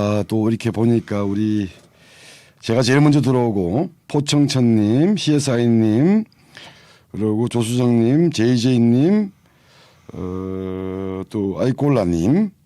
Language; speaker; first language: Korean; native; Korean